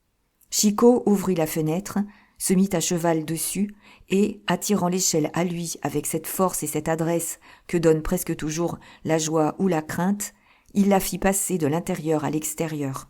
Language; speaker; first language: French; native; French